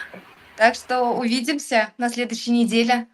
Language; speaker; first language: Russian; native; Russian